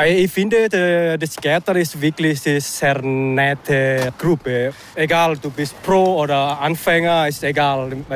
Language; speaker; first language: German; non-native, learner; Indonesian